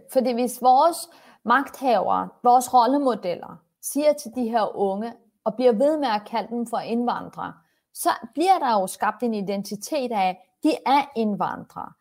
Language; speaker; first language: Danish; early bilingual, other home language; Turkish